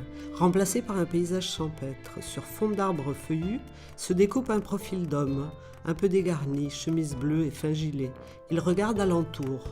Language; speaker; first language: French; native; French